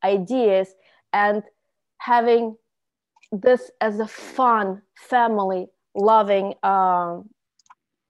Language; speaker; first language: English; non-native, fluent; Russian